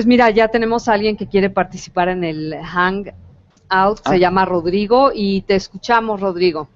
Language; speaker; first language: Spanish; native; Spanish